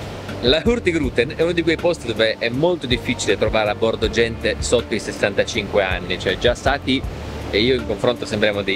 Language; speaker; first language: Italian; native; Italian